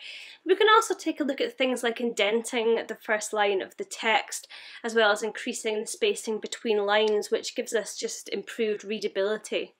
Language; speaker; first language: English; native; English